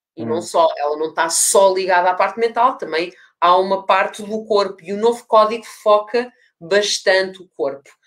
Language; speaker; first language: Portuguese; early bilingual, other home language; English